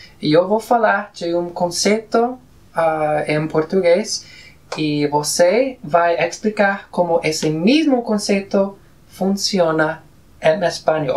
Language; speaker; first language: Portuguese; non-native, fluent; Spanish